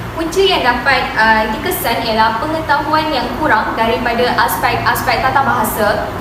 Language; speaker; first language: Malay; native; Malay